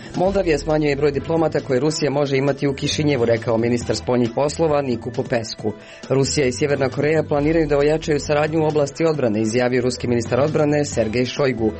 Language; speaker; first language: Croatian; native; Croatian